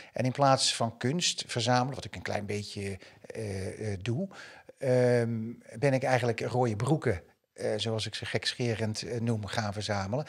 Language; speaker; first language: Dutch; native; Dutch